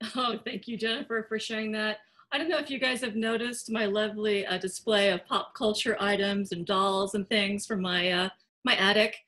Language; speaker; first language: English; native; English